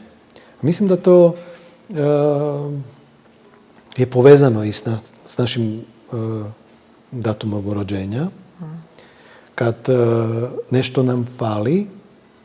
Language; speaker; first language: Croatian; non-native, fluent; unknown